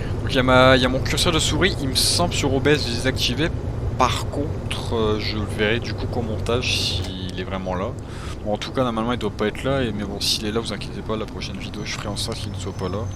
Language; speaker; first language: French; native; French